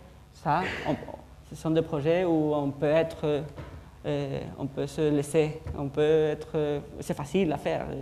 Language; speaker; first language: French; non-native, fluent; Spanish